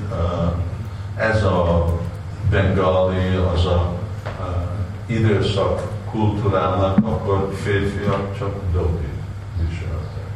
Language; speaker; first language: Hungarian; non-native, learner; Russian